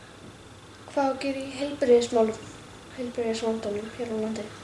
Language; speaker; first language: Icelandic; native; Icelandic